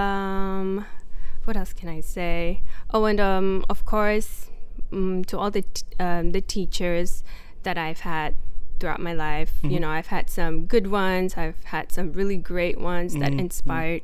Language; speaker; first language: English; non-native, local second language; Malay